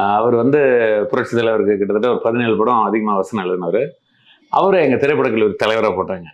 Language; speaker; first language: Tamil; non-native, local second language; Malayalam